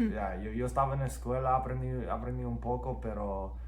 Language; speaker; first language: Spanish; non-native, fluent; English